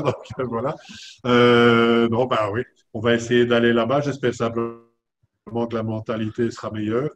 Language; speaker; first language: French; native; French